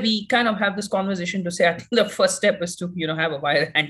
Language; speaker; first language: English; non-native, local second language; Malayalam